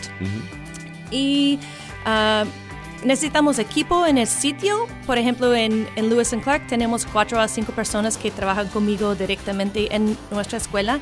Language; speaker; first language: Spanish; non-native, fluent; English